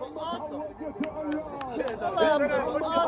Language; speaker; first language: Arabic; native; Arabic